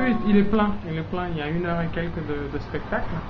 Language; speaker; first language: French; native; French